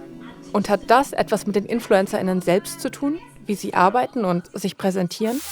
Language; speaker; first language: German; native; German